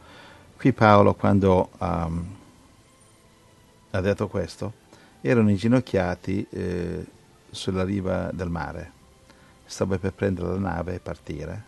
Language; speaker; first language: Italian; native; Italian